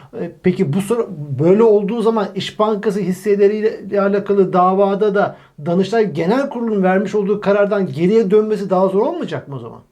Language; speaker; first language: Turkish; native; Turkish